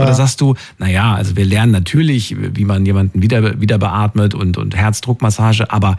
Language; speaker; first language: German; native; German